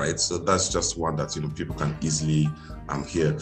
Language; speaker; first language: English; non-native, local second language; Igbo